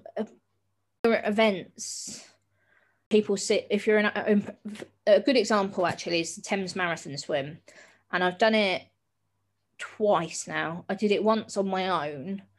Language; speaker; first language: English; native; English